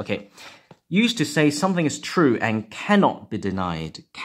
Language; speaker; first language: English; non-native, local second language; Cantonese